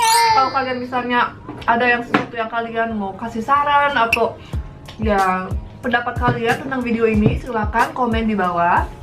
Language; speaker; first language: Indonesian; early bilingual, heritage; Korean